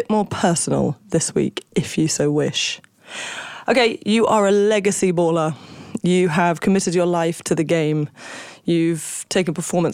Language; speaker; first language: English; native; English